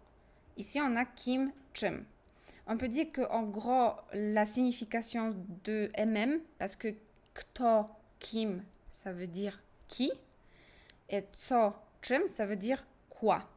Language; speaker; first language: French; non-native, fluent; Polish